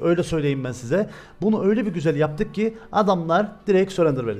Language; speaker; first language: Turkish; native; Turkish